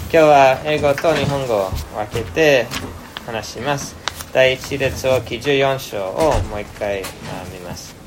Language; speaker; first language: Japanese; non-native, fluent; English